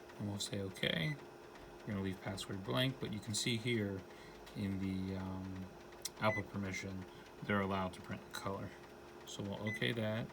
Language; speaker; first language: English; native; English